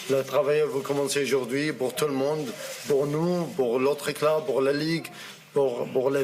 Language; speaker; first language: French; non-native, learner; Arabic